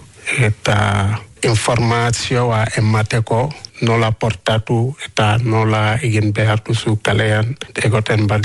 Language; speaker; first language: Basque; non-native, learner; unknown